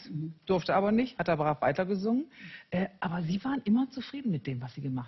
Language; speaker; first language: German; native; German